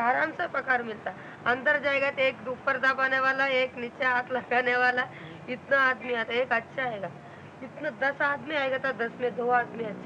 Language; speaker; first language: Hindi; non-native, local second language; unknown